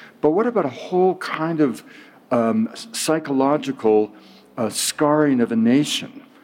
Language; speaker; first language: English; native; English